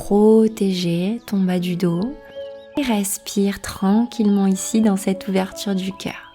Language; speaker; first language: French; native; French